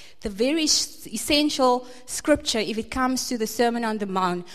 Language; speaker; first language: English; non-native, local second language; Afrikaans